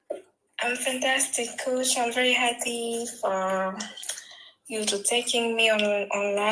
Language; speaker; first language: English; non-native, learner; French